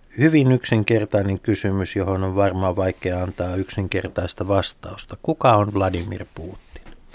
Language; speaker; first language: Finnish; native; Finnish